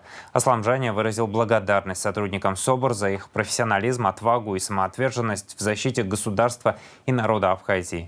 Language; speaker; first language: Russian; native; Russian